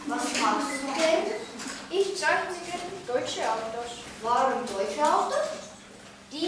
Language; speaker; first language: German; non-native, learner; Estonian